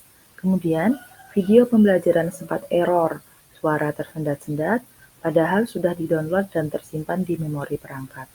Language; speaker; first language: Indonesian; native; Indonesian